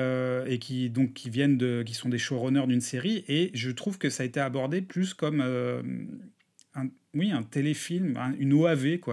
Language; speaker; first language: French; native; French